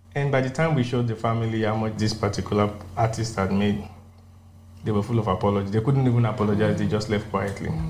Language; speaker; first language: English; non-native, local second language; Yoruba